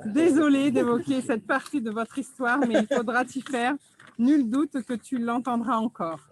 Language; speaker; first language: French; native; French